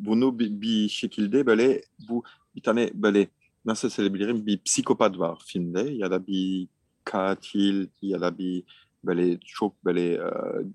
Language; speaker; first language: Turkish; non-native, fluent; French